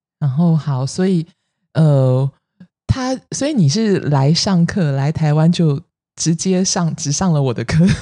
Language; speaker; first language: Chinese; native; Chinese